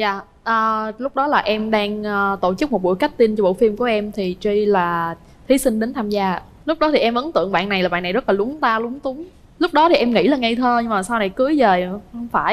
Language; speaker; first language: Vietnamese; native; Vietnamese